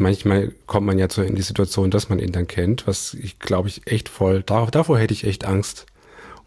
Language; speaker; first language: German; native; German